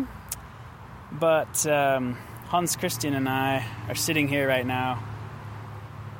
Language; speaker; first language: English; native; English